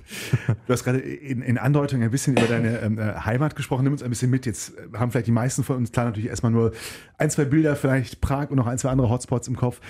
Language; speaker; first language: German; native; German